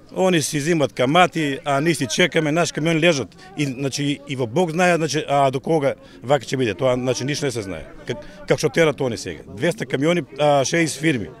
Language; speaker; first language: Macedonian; native; Macedonian